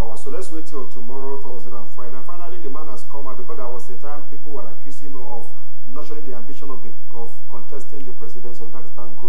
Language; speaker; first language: English; non-native, local second language; Yoruba